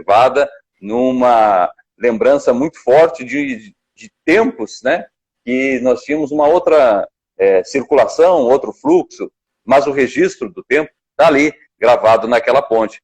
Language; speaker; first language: Portuguese; native; Portuguese